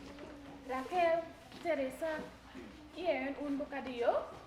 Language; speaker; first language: Spanish; non-native, learner; English